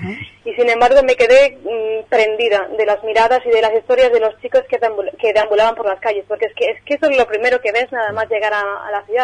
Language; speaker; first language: Spanish; native; Spanish